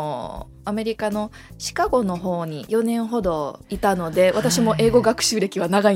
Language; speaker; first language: Japanese; native; Japanese